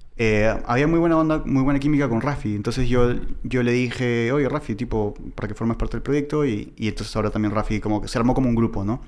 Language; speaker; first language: Spanish; native; Spanish